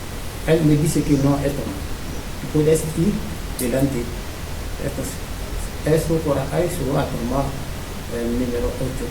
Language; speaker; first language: Spanish; non-native, learner; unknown